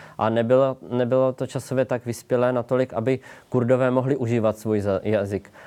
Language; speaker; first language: Czech; native; Czech